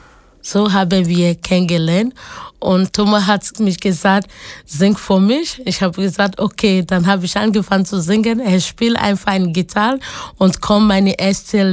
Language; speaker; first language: German; non-native, learner; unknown